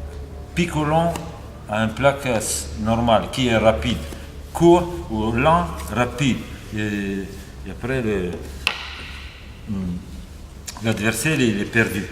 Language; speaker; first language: French; non-native, fluent; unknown